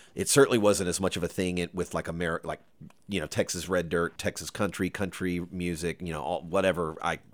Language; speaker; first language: English; native; English